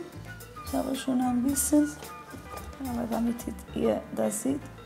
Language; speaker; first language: German; non-native, fluent; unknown